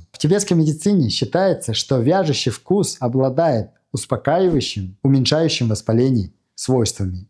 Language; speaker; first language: Russian; non-native, fluent; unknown